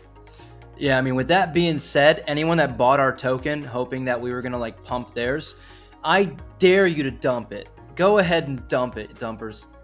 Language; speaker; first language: English; native; English